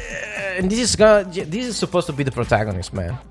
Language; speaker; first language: English; non-native, fluent; Italian